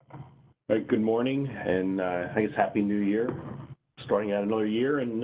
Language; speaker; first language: English; native; English